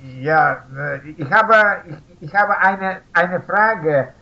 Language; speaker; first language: German; non-native, learner; Russian